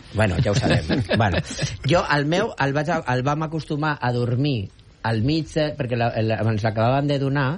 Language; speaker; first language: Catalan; native; Catalan